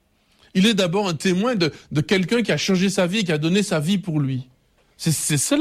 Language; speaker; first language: French; native; French